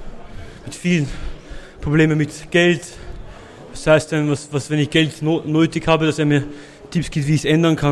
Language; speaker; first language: German; native; German